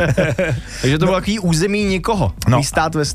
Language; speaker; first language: Czech; native; Czech